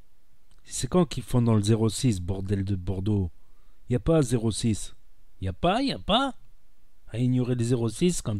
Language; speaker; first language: French; native; French